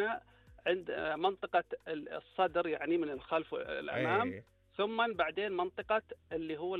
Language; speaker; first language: Arabic; native; Arabic